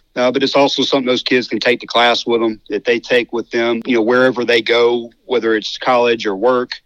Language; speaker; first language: English; native; English